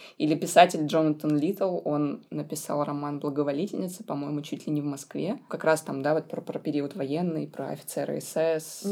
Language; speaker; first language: Russian; native; Russian